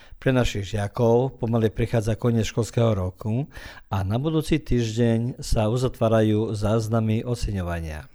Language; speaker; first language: Slovak; early bilingual, heritage; Slovak